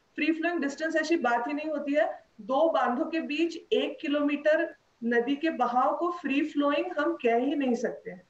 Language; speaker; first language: Hindi; non-native, local second language; Marathi